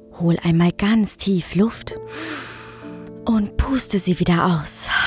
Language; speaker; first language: German; native; German